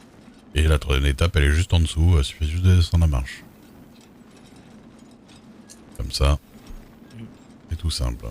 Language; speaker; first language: French; native; French